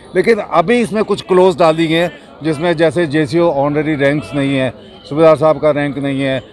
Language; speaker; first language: Hindi; native; Hindi